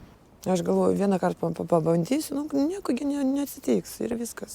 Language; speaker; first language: Lithuanian; early bilingual, other home language; Russian